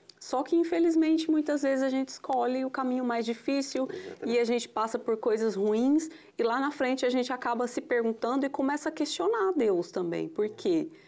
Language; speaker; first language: Portuguese; native; Portuguese